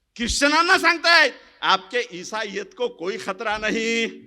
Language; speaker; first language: Hindi; non-native, local second language; Marathi